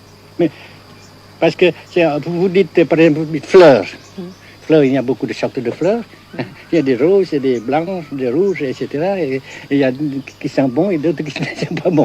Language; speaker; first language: French; non-native, fluent; Vietnamese